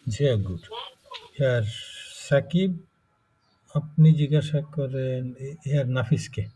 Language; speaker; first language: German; non-native, fluent; Bangla